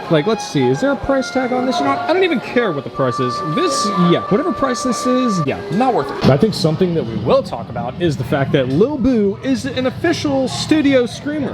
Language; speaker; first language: English; native; English